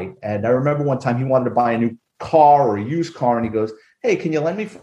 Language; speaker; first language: English; native; English